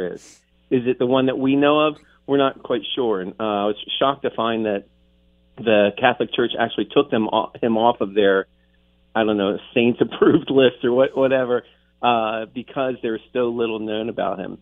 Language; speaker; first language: English; native; English